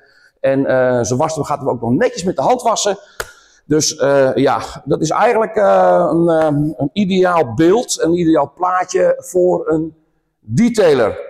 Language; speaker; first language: Dutch; native; Dutch